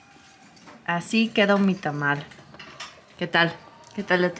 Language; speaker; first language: Spanish; non-native, fluent; English